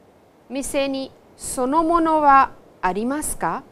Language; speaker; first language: Japanese; non-native, fluent; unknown